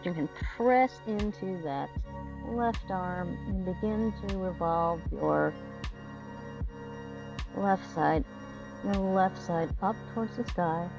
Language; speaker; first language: English; native; English